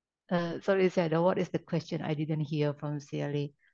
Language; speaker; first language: English; non-native, learner; Indonesian